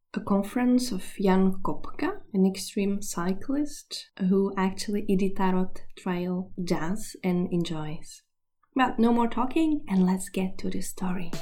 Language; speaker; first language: English; non-native, fluent; Czech